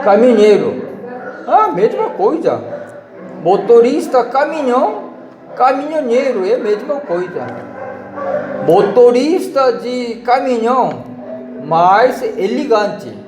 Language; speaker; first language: Portuguese; non-native, learner; Korean